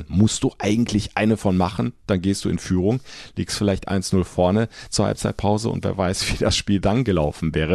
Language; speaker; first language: German; native; German